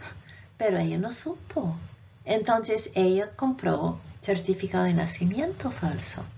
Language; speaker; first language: Spanish; non-native, fluent; English